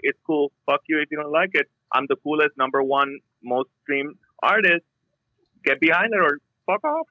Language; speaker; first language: English; non-native, local second language; Spanish